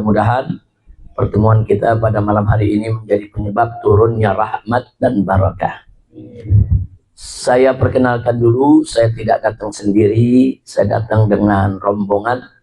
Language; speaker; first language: Indonesian; native; Indonesian